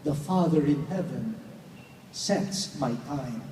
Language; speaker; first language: English; non-native, local second language; Filipino